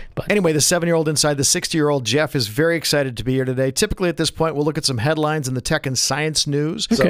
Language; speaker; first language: English; native; English